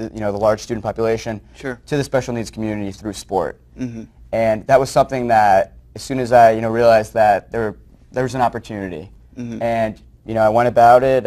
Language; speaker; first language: English; native; English